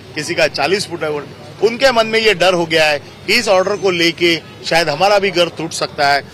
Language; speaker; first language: Hindi; non-native, local second language; Marathi